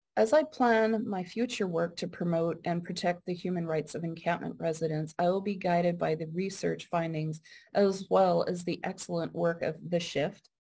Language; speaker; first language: English; native; English